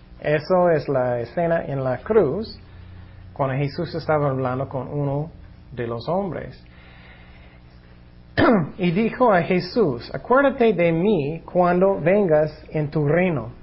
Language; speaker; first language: Spanish; non-native, fluent; English